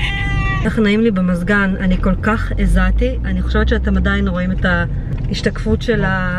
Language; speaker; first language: Hebrew; native; Hebrew